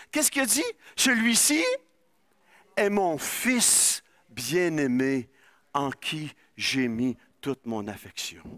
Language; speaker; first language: French; native; French